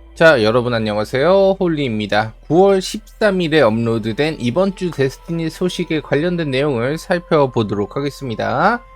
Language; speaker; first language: Korean; native; Korean